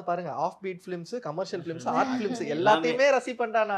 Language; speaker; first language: Tamil; native; Tamil